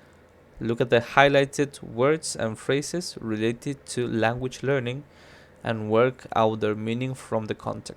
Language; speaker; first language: English; non-native, fluent; Spanish